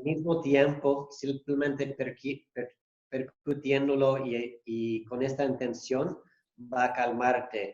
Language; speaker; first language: Spanish; non-native, fluent; English